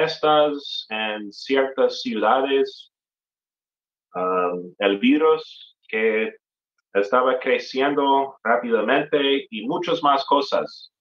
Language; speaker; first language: Spanish; non-native, fluent; English